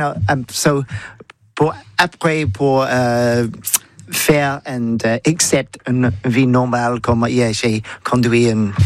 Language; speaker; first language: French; non-native, learner; English